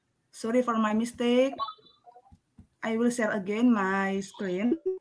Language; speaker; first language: English; non-native, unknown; Indonesian